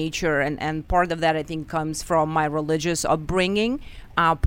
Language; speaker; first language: English; non-native, fluent; Russian